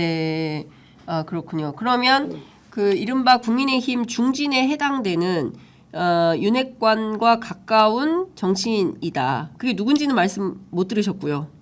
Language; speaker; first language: Korean; native; Korean